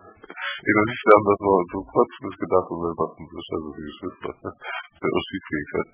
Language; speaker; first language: German; native; German